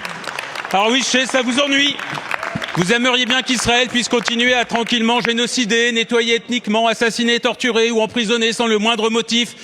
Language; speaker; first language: French; native; French